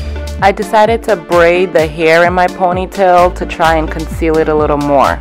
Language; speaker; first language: English; native; English